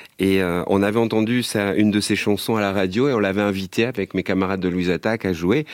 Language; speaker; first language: French; native; French